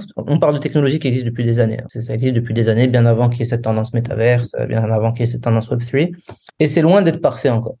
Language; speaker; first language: French; non-native, local second language; Arabic